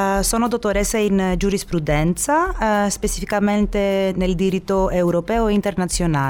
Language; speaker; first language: Italian; non-native, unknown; Greek